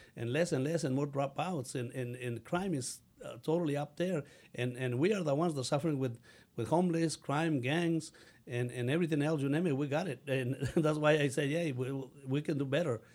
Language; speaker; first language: English; non-native, fluent; Spanish